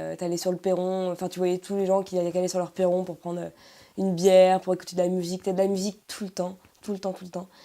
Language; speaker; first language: French; native; French